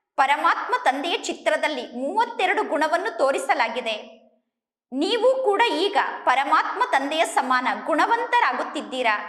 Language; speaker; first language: Kannada; native; Kannada